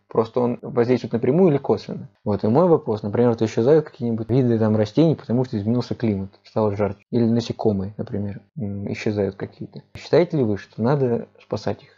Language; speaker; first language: Russian; native; Russian